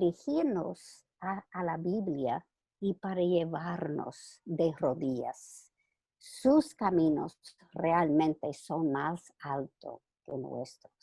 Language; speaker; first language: Spanish; non-native, fluent; English